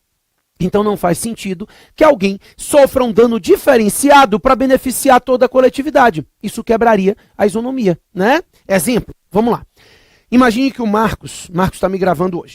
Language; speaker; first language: Portuguese; native; Portuguese